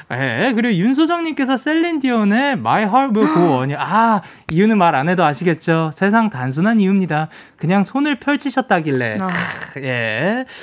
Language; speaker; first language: Korean; native; Korean